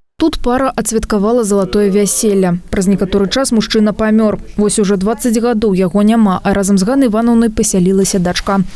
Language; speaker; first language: Belarusian; native; Belarusian